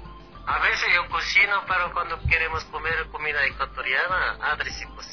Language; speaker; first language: Spanish; non-native, fluent; Korean